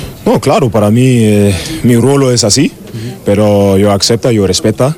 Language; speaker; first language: Spanish; non-native, learner; German